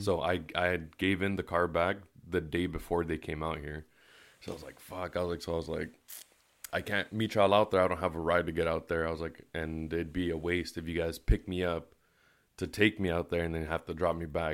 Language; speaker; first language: English; early bilingual, other home language; Spanish